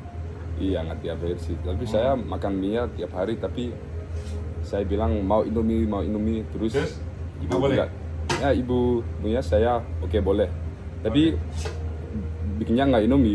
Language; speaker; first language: Indonesian; early bilingual, heritage; Dutch